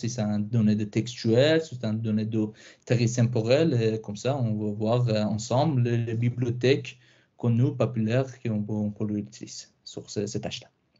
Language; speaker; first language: French; non-native, fluent; Persian